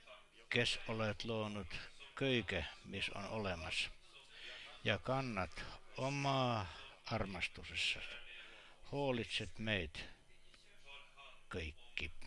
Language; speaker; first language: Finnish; non-native, learner; Estonian